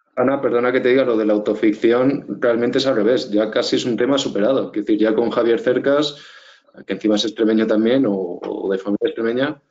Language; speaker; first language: Spanish; native; Spanish